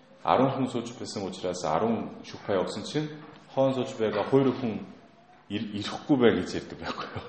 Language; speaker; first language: Mongolian; non-native, fluent; Korean